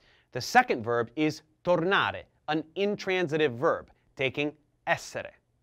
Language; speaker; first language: English; early bilingual, other home language; Italian